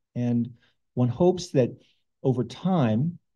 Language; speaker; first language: English; native; English